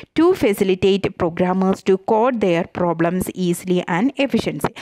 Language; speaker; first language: English; non-native, local second language; Malayalam